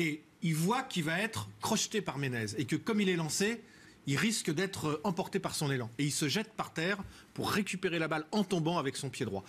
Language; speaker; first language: French; native; French